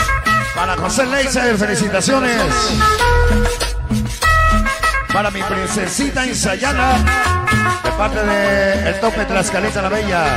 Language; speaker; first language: Spanish; native; Spanish